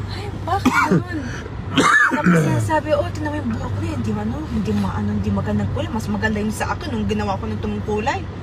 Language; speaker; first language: Filipino; early bilingual, heritage; Arabic